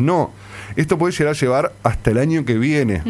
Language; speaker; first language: Spanish; native; Spanish